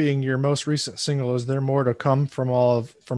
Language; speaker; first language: English; native; English